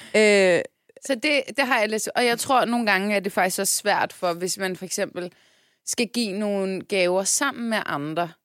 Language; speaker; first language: Danish; early bilingual, other home language; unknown